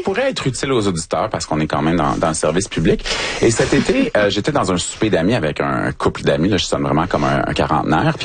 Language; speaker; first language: French; native; French